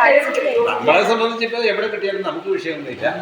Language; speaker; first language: Malayalam; native; Malayalam